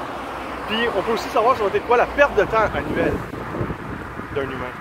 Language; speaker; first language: French; native; French